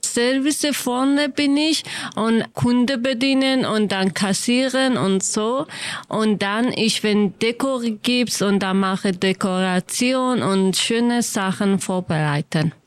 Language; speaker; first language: German; non-native, learner; Kurdish